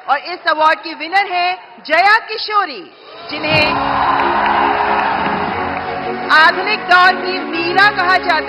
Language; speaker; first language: Hindi; native; Hindi